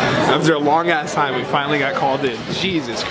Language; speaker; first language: English; native; English